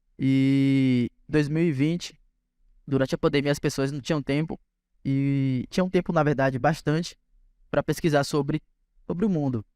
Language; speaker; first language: Portuguese; native; Portuguese